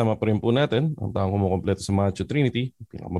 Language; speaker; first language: English; non-native, local second language; Filipino